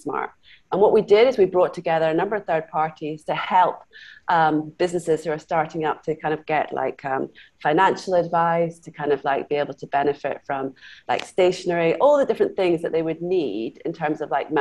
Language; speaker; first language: English; native; English